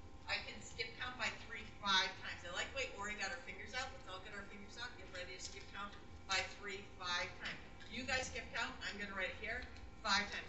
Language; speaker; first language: English; native; English